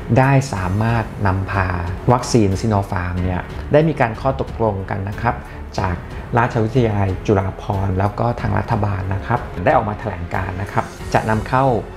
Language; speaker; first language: Thai; native; Thai